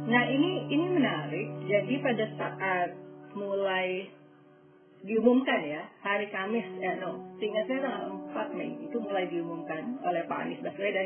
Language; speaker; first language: Indonesian; native; Indonesian